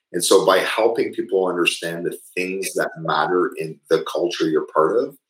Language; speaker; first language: English; early bilingual, other home language; French